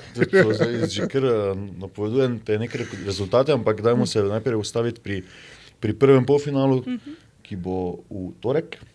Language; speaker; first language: Slovenian; native; Slovenian